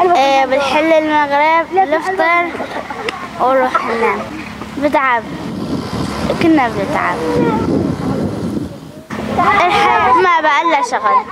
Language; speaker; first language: Arabic; native; Arabic